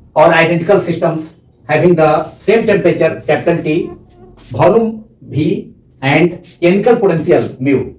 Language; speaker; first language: English; non-native, local second language; Hindi